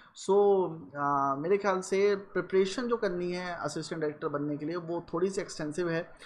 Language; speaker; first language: Hindi; native; Hindi